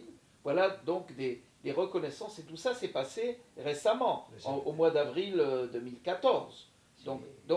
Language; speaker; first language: French; native; French